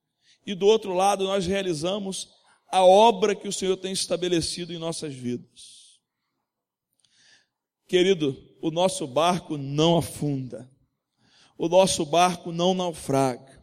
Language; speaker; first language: Portuguese; native; Portuguese